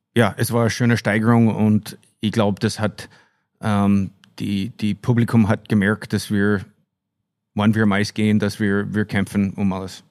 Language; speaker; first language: German; non-native, fluent; English